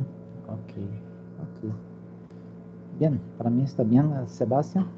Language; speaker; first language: Spanish; non-native, fluent; Portuguese